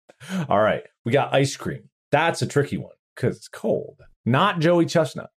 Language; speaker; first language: English; native; English